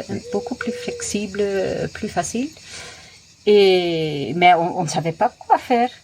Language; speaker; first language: French; non-native, fluent; Dutch